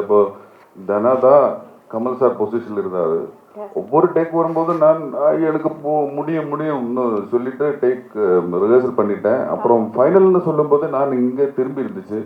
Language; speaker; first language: Tamil; non-native, learner; Malayalam